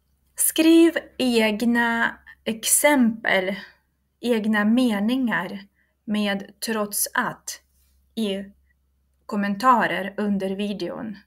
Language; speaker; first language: Swedish; non-native, fluent; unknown